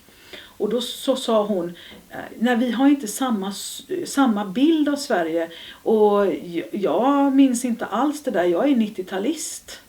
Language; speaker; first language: Swedish; native; Swedish